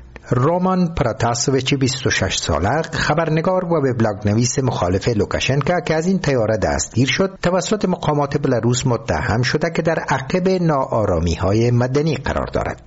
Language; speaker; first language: Persian; native; Persian